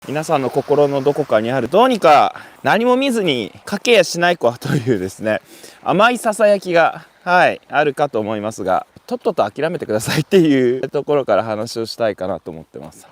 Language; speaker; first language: Japanese; native; Japanese